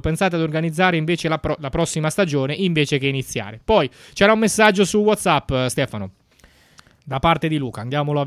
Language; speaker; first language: Italian; native; Italian